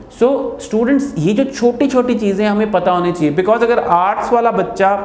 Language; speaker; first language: Hindi; non-native, local second language; Punjabi